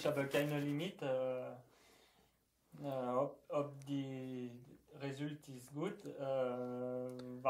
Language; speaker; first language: German; non-native, learner; French